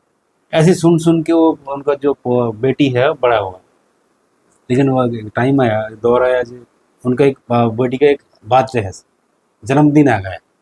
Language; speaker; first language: Hindi; non-native, local second language; Bangla